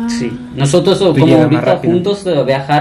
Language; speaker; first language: Spanish; non-native, learner; Punjabi